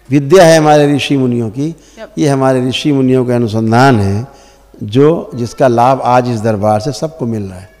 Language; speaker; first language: Hindi; native; Hindi